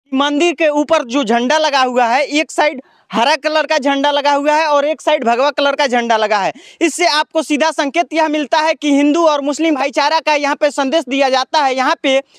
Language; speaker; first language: Hindi; native; Hindi